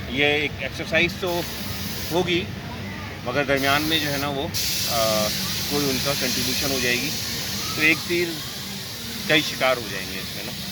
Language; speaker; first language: Urdu; native; Urdu